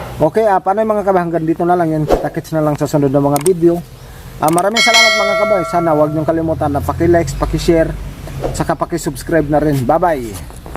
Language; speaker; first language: Filipino; non-native, local second language; Cebuano